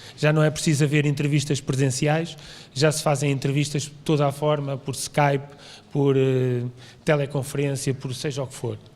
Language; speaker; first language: Portuguese; native; Portuguese